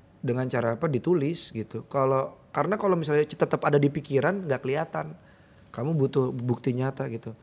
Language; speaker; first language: Indonesian; native; Indonesian